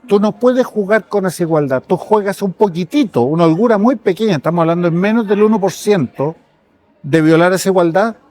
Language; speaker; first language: Spanish; native; Spanish